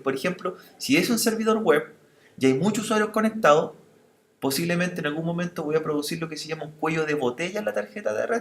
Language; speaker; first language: Spanish; native; Spanish